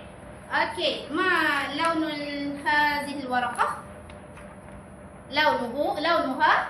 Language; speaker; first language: Arabic; non-native, learner; Malay